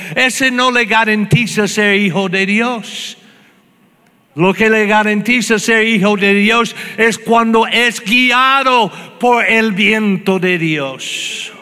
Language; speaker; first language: Spanish; non-native, fluent; English